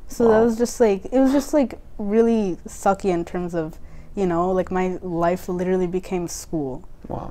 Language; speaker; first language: English; native; English